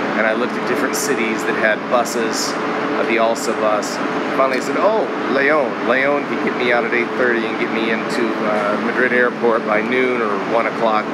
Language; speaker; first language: English; native; English